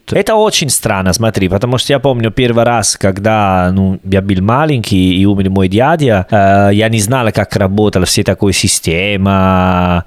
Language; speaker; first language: Russian; non-native, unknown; Italian